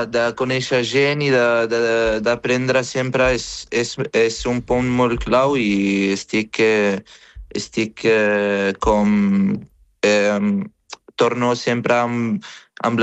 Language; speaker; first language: Catalan; non-native, fluent; Arabic